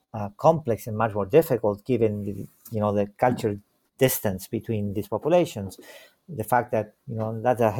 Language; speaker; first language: English; non-native, fluent; Spanish